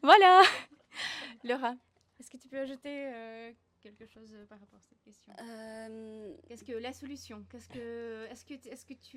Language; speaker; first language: French; non-native, fluent; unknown